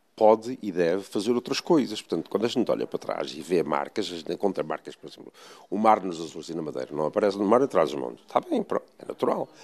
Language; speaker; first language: Portuguese; native; Portuguese